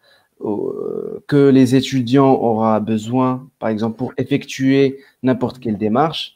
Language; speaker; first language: French; non-native, local second language; Arabic